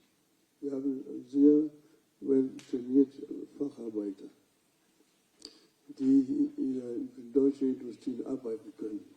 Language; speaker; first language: German; non-native, fluent; Luo (Kenya and Tanzania)